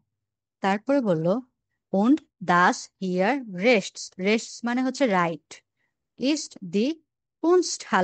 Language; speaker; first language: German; non-native, fluent; Bangla